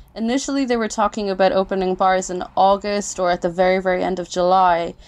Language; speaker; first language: English; native; English